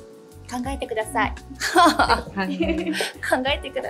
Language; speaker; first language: Japanese; native; Japanese